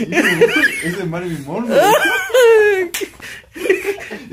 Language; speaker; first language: Spanish; native; Spanish